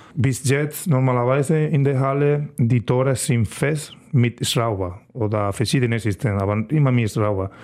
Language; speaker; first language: German; non-native, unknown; Spanish